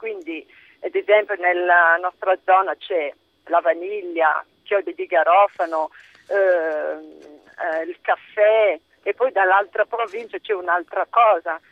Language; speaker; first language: Italian; non-native, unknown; Malagasy